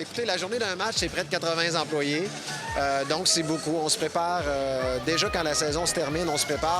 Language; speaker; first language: French; native; French